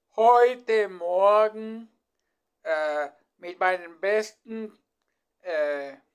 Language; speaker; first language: German; non-native, fluent; Spanish